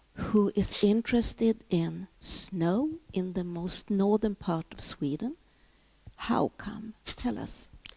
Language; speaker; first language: English; non-native, fluent; Swedish